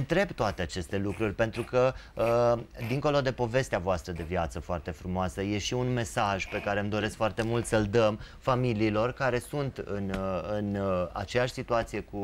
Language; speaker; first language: Romanian; native; Romanian